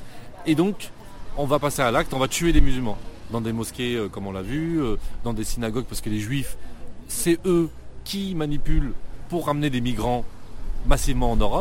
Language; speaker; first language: French; native; French